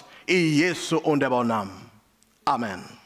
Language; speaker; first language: Swedish; non-native, learner; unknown